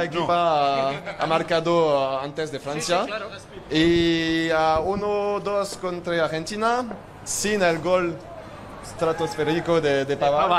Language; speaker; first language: Spanish; non-native, learner; French